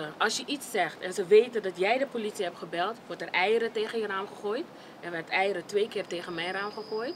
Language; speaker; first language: Dutch; non-native, fluent; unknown